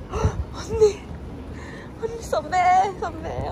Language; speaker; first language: Korean; non-native, learner; Japanese